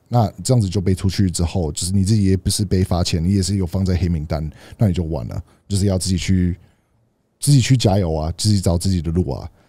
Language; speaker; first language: Chinese; non-native, fluent; English